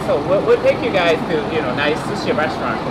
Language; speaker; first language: English; non-native, fluent; Japanese